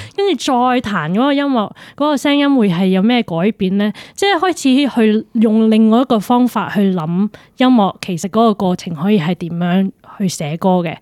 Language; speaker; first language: Cantonese; early bilingual, heritage; Cantonese